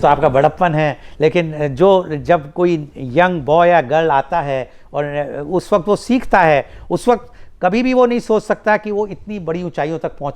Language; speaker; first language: Hindi; native; Hindi